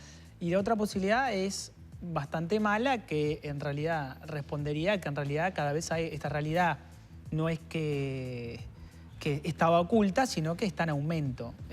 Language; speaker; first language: Spanish; native; Spanish